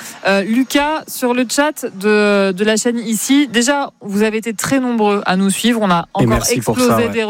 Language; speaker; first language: French; native; French